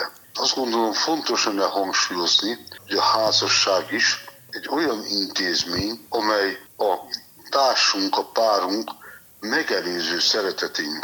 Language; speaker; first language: Hungarian; native; Hungarian